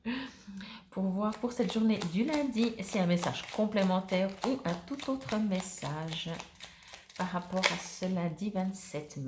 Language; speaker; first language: French; native; French